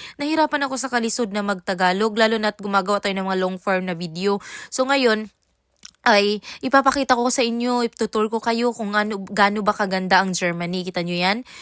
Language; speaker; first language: Filipino; non-native, local second language; Cebuano